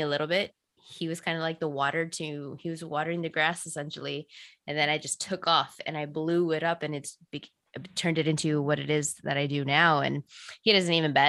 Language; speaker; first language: English; native; English